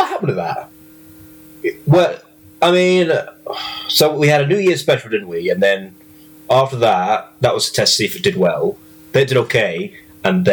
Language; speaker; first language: English; native; English